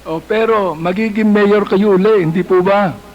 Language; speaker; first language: Filipino; native; Filipino